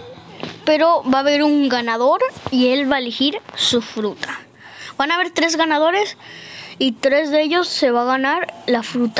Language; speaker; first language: Spanish; native; Spanish